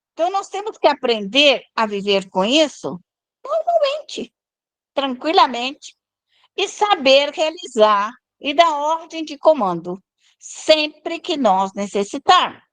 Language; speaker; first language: Portuguese; native; Portuguese